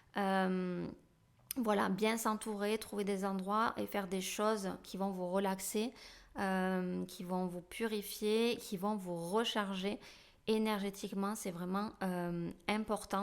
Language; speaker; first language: French; native; French